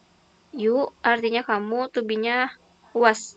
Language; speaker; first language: English; non-native, learner; Indonesian